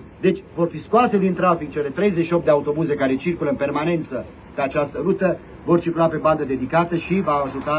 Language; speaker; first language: Romanian; native; Romanian